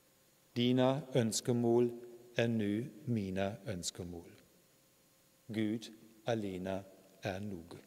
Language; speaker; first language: Swedish; non-native, fluent; German